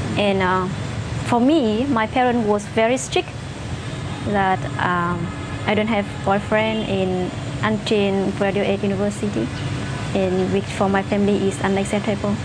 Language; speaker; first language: English; non-native, fluent; Vietnamese